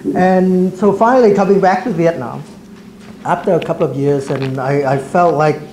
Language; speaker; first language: English; early bilingual, other home language; Vietnamese